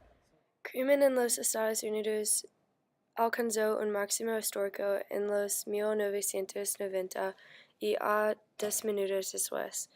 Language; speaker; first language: Spanish; non-native, learner; English